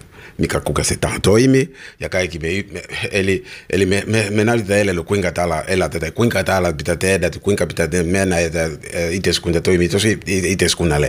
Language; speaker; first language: Finnish; non-native, learner; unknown